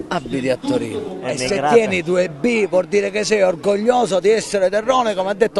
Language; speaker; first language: Italian; native; Italian